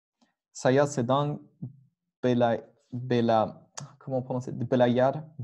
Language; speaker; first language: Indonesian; non-native, learner; French